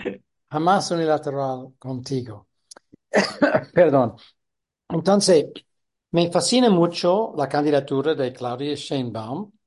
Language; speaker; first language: Spanish; non-native, fluent; English